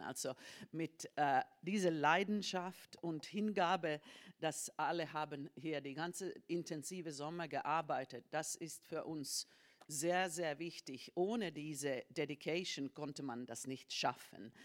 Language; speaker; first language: German; non-native, fluent; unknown